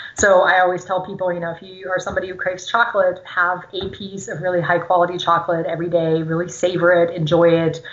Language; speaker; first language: English; non-native, fluent; German